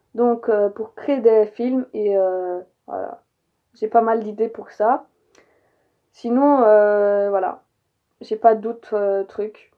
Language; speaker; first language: French; early bilingual, other home language; Polish